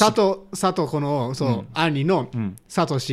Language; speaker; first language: Japanese; native; Japanese